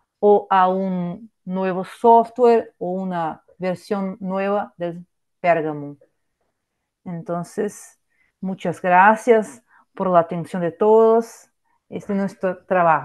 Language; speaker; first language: Spanish; non-native, fluent; Portuguese